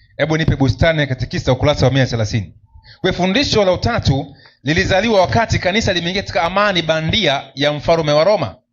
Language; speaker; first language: Swahili; native; Swahili